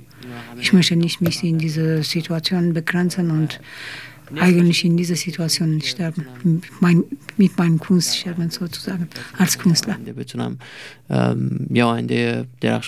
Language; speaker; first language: German; non-native, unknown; Persian